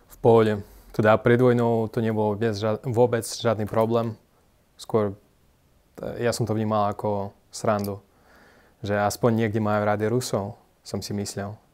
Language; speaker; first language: Slovak; non-native, fluent; Russian